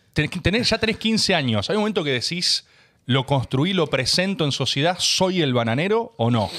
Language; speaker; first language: Spanish; native; Spanish